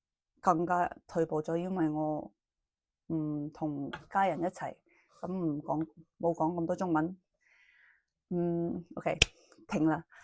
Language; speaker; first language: Cantonese; early bilingual, heritage; English